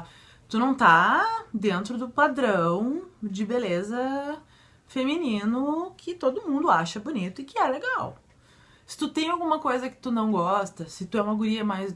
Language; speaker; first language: Portuguese; native; Portuguese